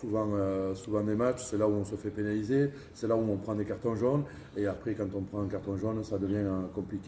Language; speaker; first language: French; native; French